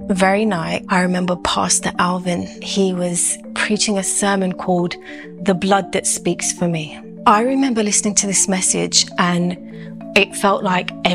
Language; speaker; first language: English; native; English